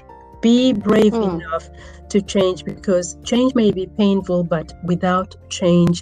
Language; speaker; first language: English; non-native, local second language; Acoli